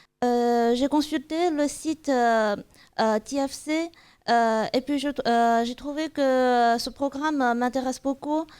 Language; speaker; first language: French; non-native, fluent; Chinese